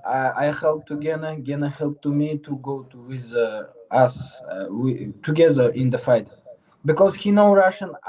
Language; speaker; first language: English; non-native, learner; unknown